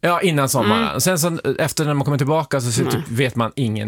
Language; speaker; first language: Swedish; native; Swedish